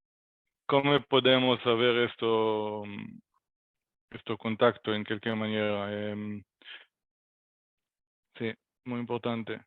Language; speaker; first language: Spanish; non-native, learner; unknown